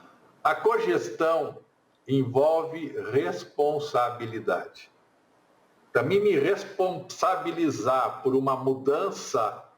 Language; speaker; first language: Portuguese; native; Portuguese